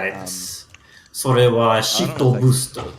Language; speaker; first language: Japanese; non-native, learner; English